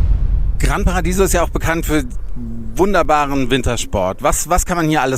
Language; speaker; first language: German; native; German